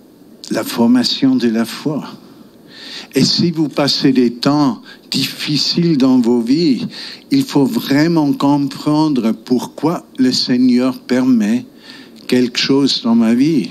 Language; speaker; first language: French; non-native, local second language; German